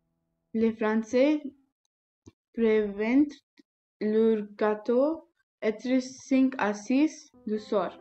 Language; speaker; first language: French; non-native, learner; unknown